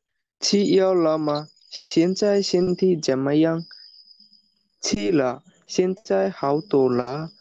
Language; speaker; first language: Chinese; non-native, learner; Bangla